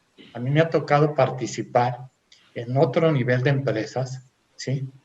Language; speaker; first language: Spanish; native; Spanish